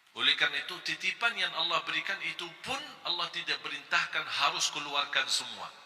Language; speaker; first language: Malay; non-native, fluent; Arabic